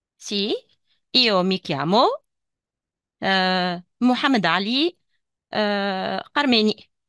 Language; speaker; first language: Italian; non-native, fluent; Arabic